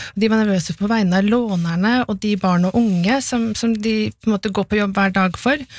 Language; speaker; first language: Norwegian; native; Norwegian